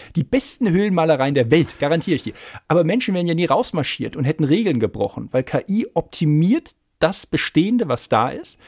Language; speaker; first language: German; native; German